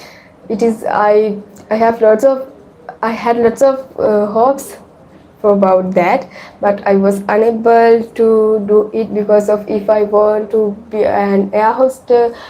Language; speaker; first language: English; non-native, learner; Sinhala